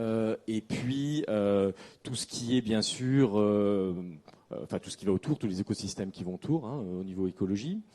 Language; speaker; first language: French; native; French